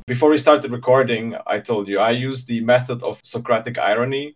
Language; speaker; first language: English; non-native, fluent; Czech